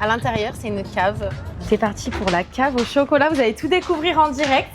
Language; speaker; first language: French; native; French